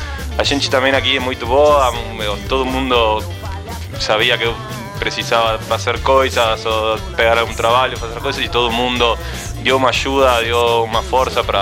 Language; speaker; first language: Portuguese; non-native, fluent; Spanish